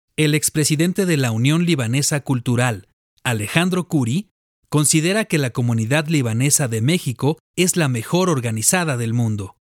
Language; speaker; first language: Spanish; native; Spanish